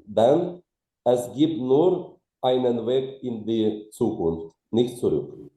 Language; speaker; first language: German; non-native, fluent; Ukrainian